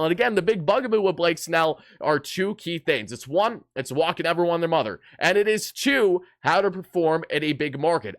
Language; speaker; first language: English; native; English